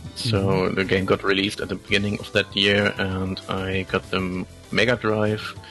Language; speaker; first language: English; non-native, fluent; German